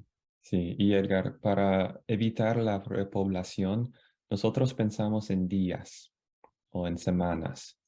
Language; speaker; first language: Spanish; non-native, fluent; English